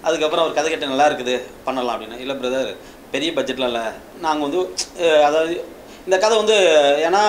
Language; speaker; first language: Tamil; native; Tamil